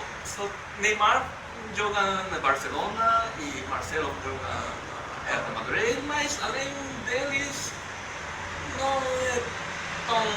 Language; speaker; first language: Portuguese; non-native, learner; Japanese